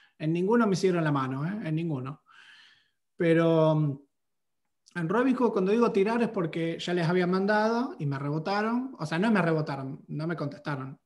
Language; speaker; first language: Spanish; native; Spanish